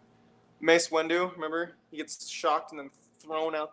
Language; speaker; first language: English; native; English